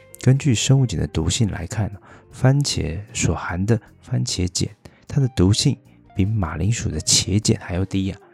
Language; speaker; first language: Chinese; native; Chinese